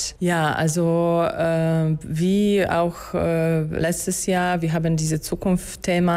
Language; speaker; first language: German; non-native, fluent; Polish